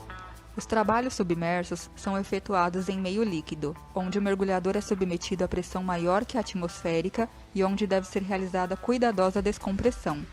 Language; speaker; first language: Portuguese; native; Portuguese